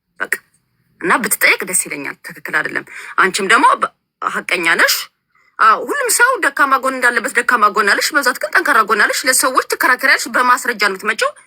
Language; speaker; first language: Amharic; native; Amharic